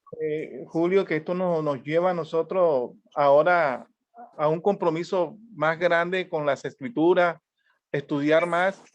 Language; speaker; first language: Spanish; native; Spanish